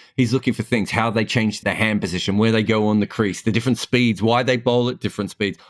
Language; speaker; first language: English; native; English